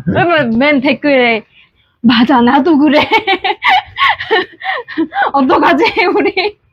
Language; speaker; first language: Korean; non-native, fluent; Vietnamese